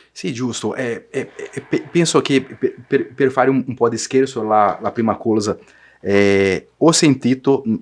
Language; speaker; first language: Italian; non-native, learner; Portuguese